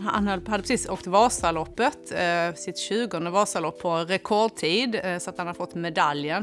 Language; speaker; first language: Swedish; native; Swedish